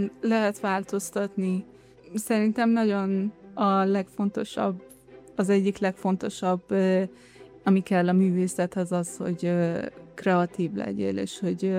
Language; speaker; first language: Hungarian; early bilingual, heritage; Hungarian